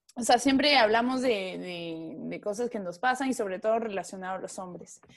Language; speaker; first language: Spanish; non-native, fluent; French